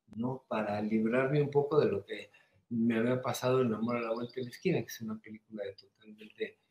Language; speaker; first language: Spanish; native; Spanish